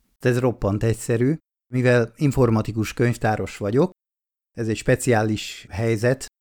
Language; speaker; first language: Hungarian; non-native, fluent; Swiss German